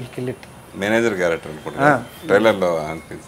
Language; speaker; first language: Telugu; native; Telugu